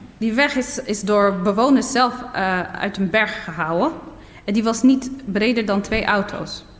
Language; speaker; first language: Dutch; early bilingual, other home language; Riffian